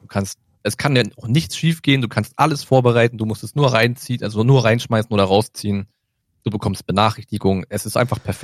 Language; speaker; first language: German; native; German